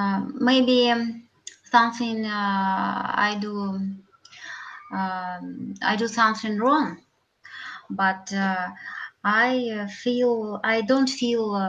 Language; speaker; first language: English; non-native, learner; Russian